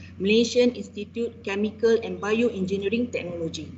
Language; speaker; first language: English; non-native, local second language; Malay